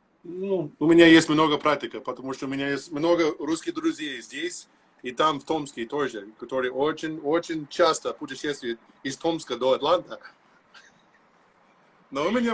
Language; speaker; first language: Russian; non-native, learner; English